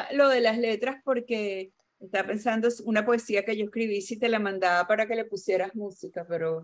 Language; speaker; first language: Spanish; native; Spanish